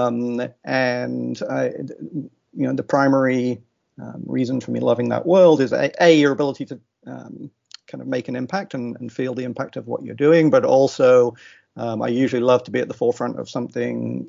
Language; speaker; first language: English; native; English